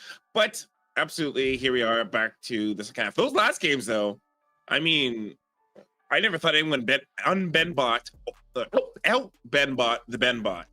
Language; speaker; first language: English; native; English